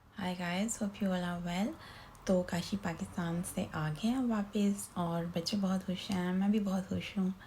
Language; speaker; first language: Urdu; native; Urdu